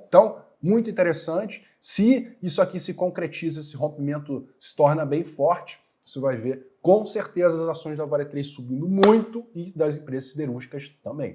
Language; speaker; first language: Portuguese; native; Portuguese